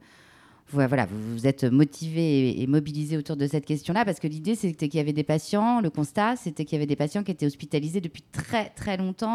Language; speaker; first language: French; native; French